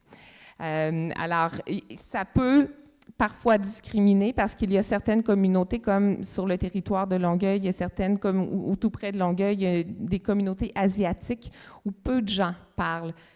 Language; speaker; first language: French; native; French